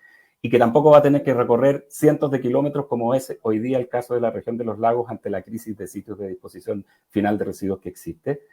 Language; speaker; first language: Spanish; native; Spanish